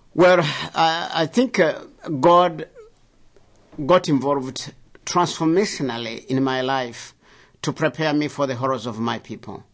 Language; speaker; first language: English; non-native, local second language; Kinyarwanda